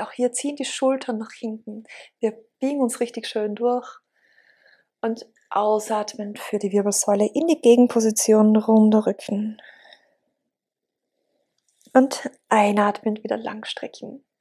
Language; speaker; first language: German; native; German